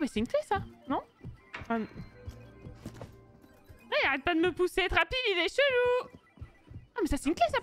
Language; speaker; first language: French; native; French